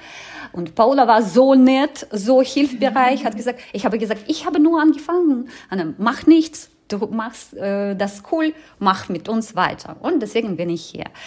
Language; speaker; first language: German; non-native, fluent; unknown